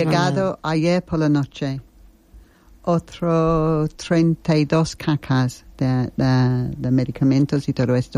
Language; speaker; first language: Spanish; non-native, fluent; English